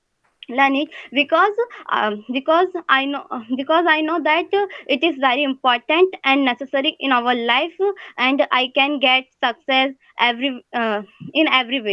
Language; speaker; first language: English; non-native, learner; Hindi